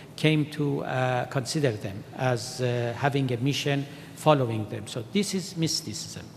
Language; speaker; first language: English; non-native, fluent; Persian